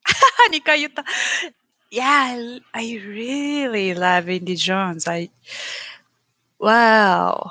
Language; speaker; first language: English; non-native, learner; Japanese